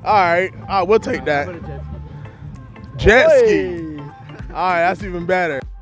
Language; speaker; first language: English; native; English